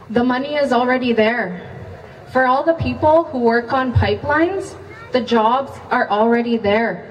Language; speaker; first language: English; native; English